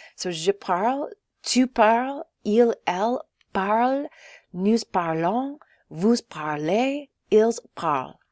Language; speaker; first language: French; non-native, fluent; English